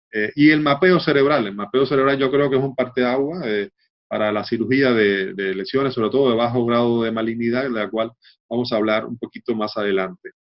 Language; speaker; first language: Spanish; native; Spanish